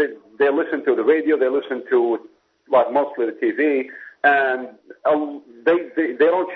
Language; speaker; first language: English; non-native, fluent; Berber languages